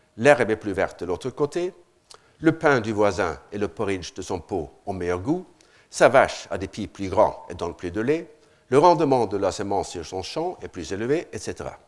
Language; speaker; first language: French; non-native, fluent; Norwegian